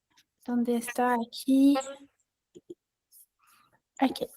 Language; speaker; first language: Spanish; non-native, learner; French